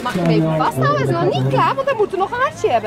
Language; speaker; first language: Dutch; native; Dutch